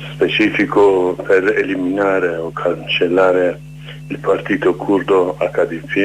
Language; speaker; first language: Italian; non-native, learner; Kurdish